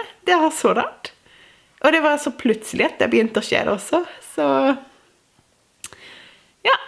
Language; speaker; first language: Norwegian; non-native, fluent; English